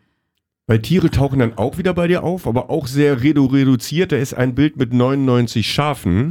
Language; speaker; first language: German; native; German